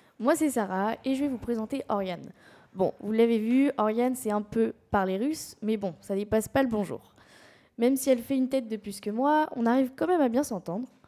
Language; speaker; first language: French; native; French